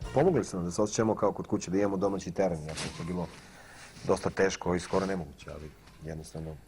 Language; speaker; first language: Bosnian; native; Bosnian